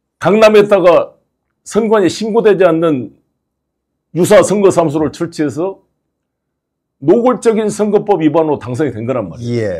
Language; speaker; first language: Korean; native; Korean